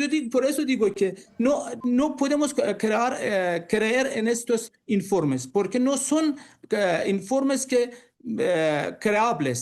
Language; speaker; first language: Spanish; non-native, learner; Persian